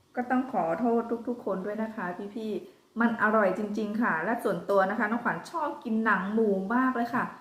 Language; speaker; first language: Thai; native; Thai